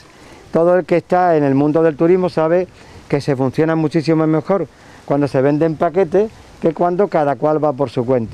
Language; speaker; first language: Spanish; native; Spanish